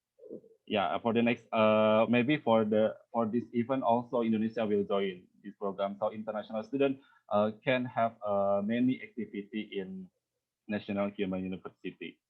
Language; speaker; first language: English; non-native, learner; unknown